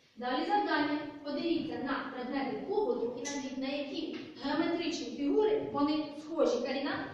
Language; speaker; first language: Ukrainian; native; Ukrainian